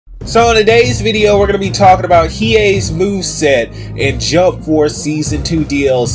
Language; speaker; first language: English; native; English